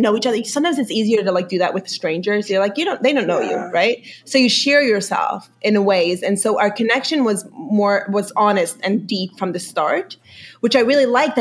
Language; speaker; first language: English; early bilingual, other home language; Yiddish